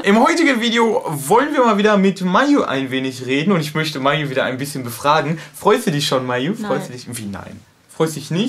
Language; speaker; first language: German; native; German